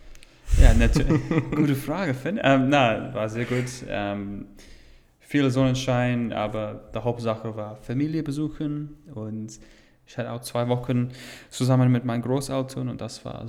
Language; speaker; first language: German; non-native, fluent; English